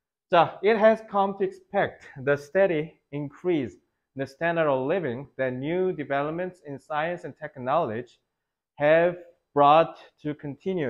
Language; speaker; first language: English; non-native, fluent; Korean